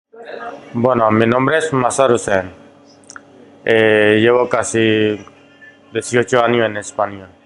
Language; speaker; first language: Spanish; non-native, fluent; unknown